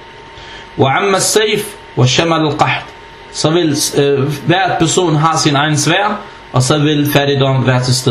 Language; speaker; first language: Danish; early bilingual, other home language; Arabic